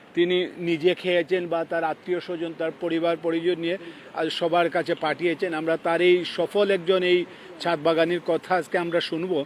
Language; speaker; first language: Bangla; native; Bangla